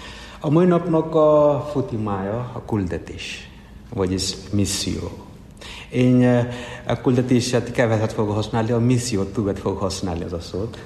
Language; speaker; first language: Hungarian; non-native, fluent; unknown